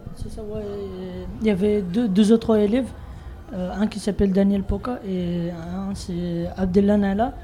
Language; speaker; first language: French; non-native, fluent; Bangla